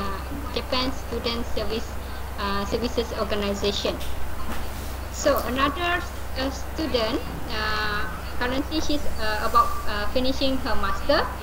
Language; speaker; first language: English; non-native, local second language; Malay